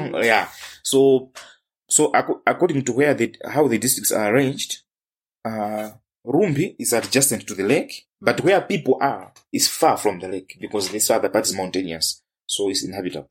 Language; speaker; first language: English; non-native, local second language; Tumbuka